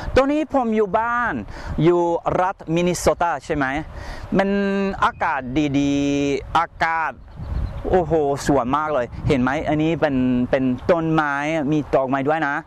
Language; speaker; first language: Thai; non-native, fluent; English